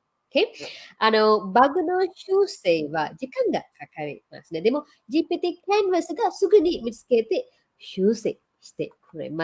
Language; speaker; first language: Japanese; non-native, fluent; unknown